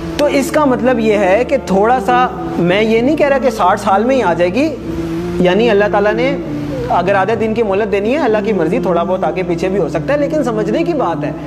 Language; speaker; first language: Urdu; non-native, local second language; Pashto